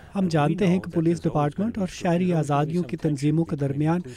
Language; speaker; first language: Urdu; native; Urdu